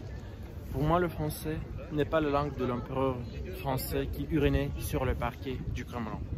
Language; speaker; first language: French; non-native, fluent; Russian